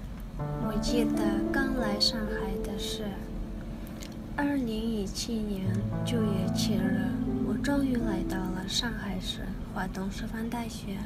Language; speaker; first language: Chinese; non-native, learner; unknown